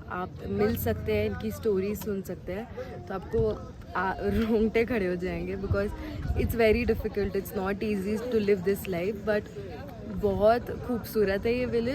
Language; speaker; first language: Hindi; native; Hindi